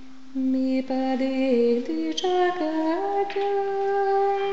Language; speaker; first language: Hungarian; native; Hungarian